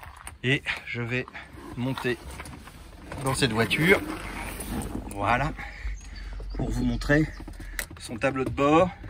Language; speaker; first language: French; native; French